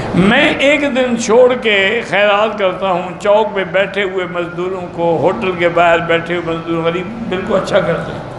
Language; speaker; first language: Urdu; early bilingual, heritage; Urdu